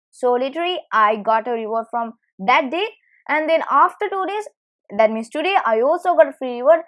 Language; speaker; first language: English; non-native, fluent; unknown